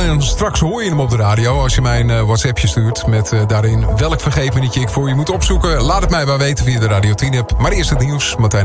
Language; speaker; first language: Dutch; native; Dutch